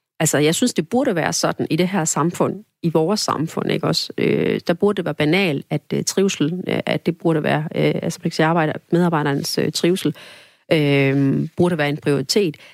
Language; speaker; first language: Danish; early bilingual, other home language; Tamil